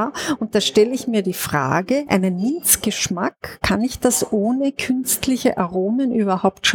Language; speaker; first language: German; native; German